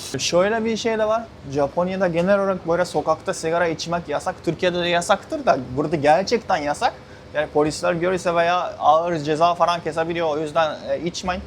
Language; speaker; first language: Turkish; non-native, fluent; Japanese